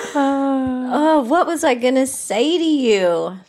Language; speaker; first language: English; native; English